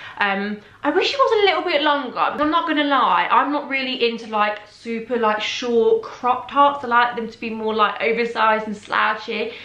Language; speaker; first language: English; native; English